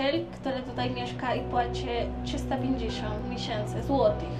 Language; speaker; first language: Polish; non-native, learner; Spanish